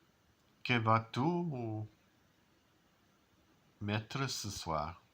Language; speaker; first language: French; non-native, learner; English